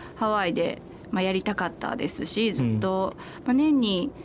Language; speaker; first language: Japanese; native; Japanese